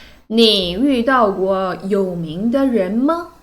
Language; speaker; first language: Chinese; non-native, fluent; Korean